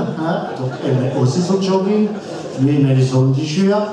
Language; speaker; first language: French; native; French